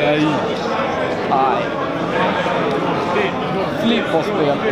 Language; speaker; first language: Swedish; native; Swedish